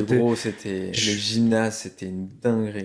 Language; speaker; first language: French; native; French